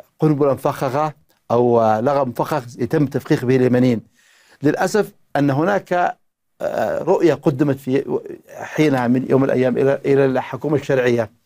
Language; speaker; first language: Arabic; native; Arabic